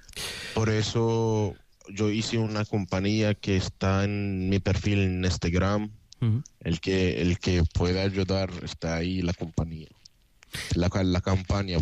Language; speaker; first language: Spanish; non-native, fluent; Arabic